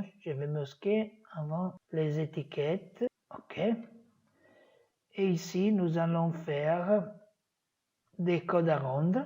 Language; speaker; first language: French; non-native, fluent; Italian